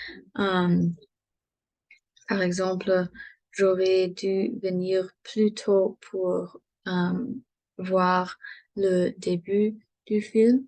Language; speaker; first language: French; non-native, learner; English